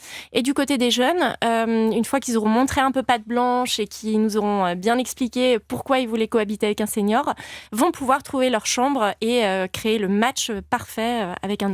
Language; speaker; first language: French; native; French